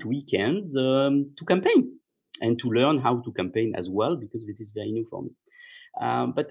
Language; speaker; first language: English; non-native, fluent; French